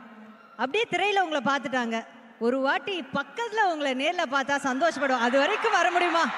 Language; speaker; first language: Tamil; native; Tamil